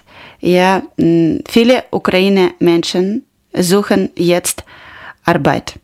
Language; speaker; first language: German; non-native, learner; Ukrainian